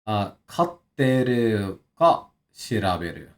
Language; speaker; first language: Japanese; non-native, learner; English